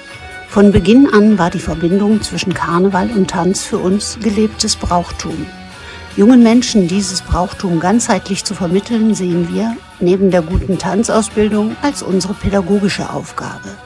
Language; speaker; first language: German; native; German